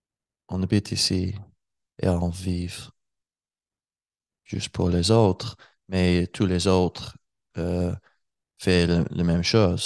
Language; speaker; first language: French; non-native, learner; English